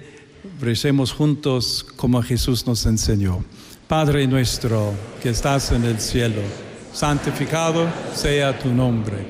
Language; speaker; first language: Spanish; non-native, fluent; English